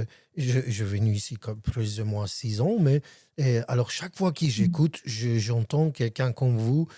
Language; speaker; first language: French; non-native, learner; Armenian